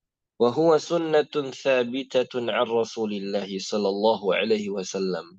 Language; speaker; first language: Arabic; non-native, fluent; Indonesian